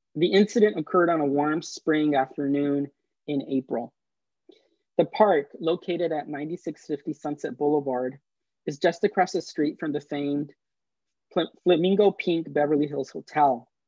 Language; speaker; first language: English; native; English